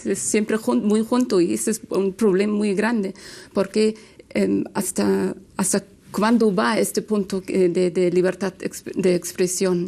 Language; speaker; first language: Spanish; non-native, learner; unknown